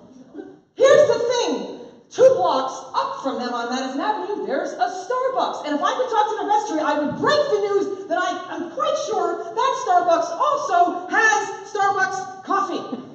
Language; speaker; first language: English; native; English